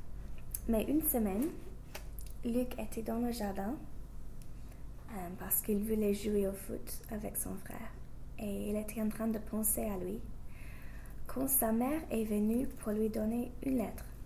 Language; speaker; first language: French; non-native, fluent; English